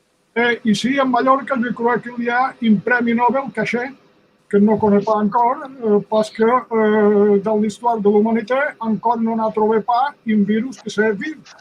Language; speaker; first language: French; non-native, fluent; Spanish